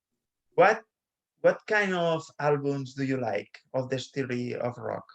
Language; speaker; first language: English; non-native, learner; Spanish